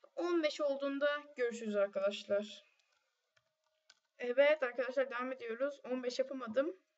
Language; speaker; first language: Turkish; native; Turkish